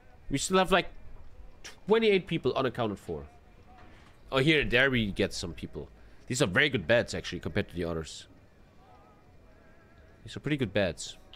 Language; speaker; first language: English; non-native, fluent; German